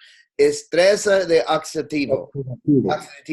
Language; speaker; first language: Spanish; non-native, learner; English